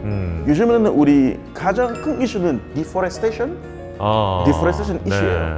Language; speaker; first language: Korean; non-native, learner; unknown